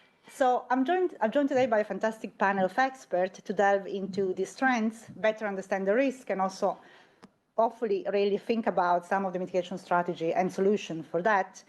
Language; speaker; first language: English; non-native, fluent; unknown